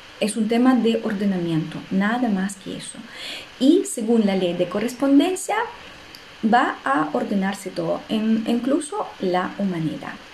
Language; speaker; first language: Spanish; non-native, fluent; Russian